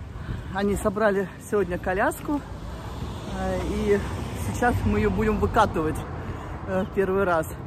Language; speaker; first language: Russian; native; Russian